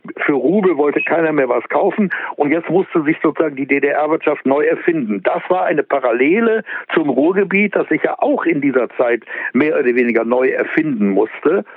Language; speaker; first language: German; native; German